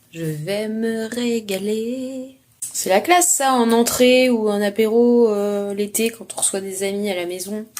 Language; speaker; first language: French; native; French